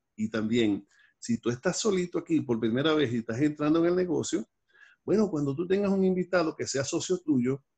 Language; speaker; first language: Spanish; native; Spanish